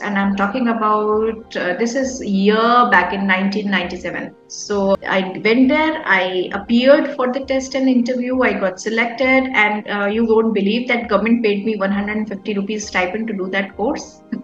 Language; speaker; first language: English; non-native, local second language; Hindi